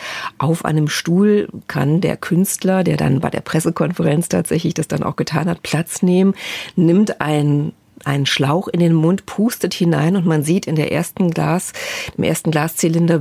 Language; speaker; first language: German; native; German